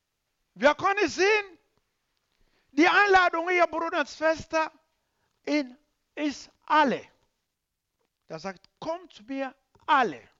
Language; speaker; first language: German; non-native, learner; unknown